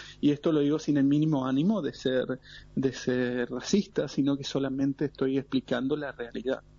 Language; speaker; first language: Spanish; native; Spanish